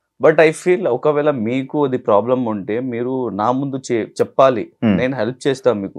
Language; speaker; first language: Telugu; non-native, learner; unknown